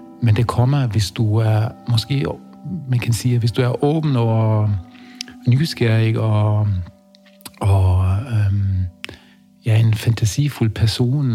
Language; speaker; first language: Danish; non-native, fluent; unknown